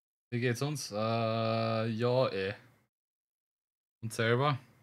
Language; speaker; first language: German; native; German